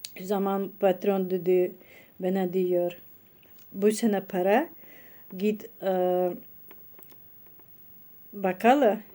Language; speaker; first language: Turkish; non-native, learner; Russian